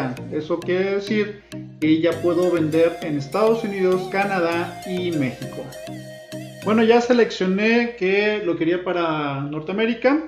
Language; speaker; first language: Spanish; native; Spanish